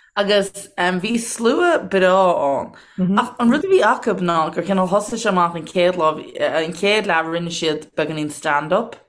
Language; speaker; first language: Irish; native; Irish